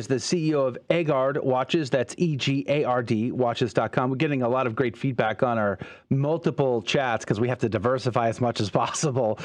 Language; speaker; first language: English; native; English